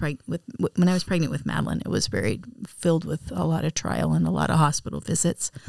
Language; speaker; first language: English; native; English